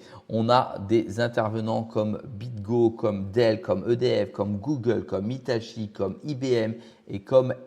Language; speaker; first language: French; native; French